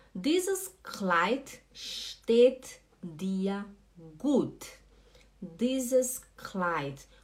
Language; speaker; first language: German; non-native, fluent; Portuguese